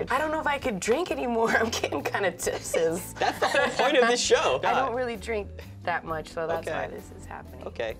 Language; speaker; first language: English; native; English